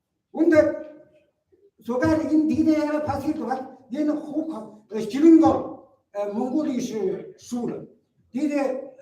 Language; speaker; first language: German; non-native, learner; Mongolian